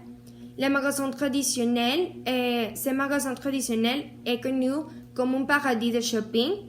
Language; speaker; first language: French; non-native, learner; Spanish